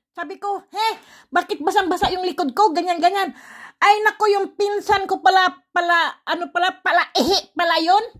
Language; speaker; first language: Filipino; native; Filipino